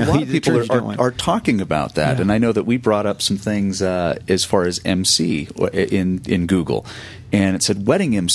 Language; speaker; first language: English; native; English